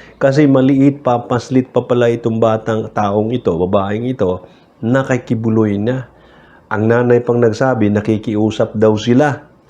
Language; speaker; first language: Filipino; native; Filipino